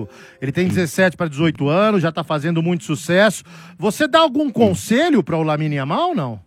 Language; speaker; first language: Portuguese; native; Portuguese